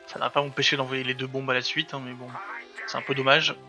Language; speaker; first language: French; native; French